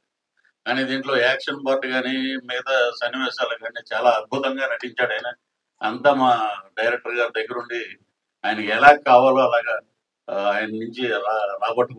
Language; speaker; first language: Telugu; native; Telugu